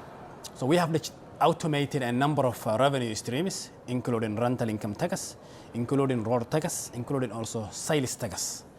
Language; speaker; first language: English; non-native, local second language; Somali